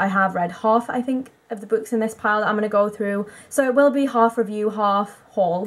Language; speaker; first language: English; native; English